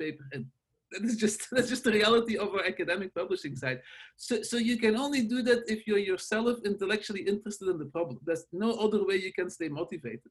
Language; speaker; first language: English; non-native, fluent; Dutch